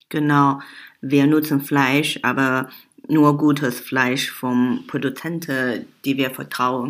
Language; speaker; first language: German; non-native, fluent; Chinese